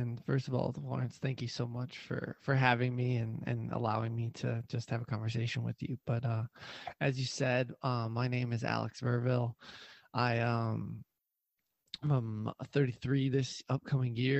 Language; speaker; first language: English; native; English